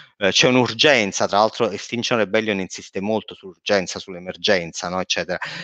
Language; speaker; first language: Italian; native; Italian